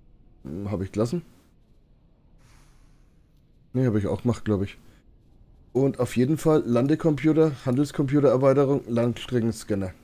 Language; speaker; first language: German; native; German